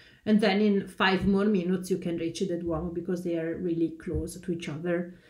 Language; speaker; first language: English; non-native, fluent; Italian